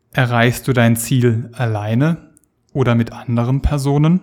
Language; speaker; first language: German; native; German